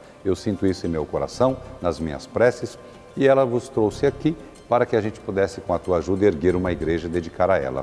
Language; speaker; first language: Portuguese; native; Portuguese